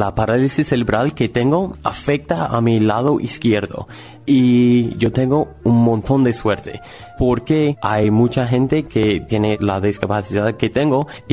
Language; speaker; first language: Spanish; non-native, fluent; English